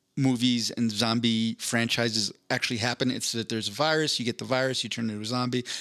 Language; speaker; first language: English; native; English